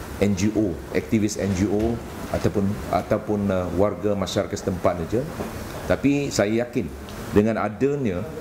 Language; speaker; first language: Malay; non-native, local second language; Chinese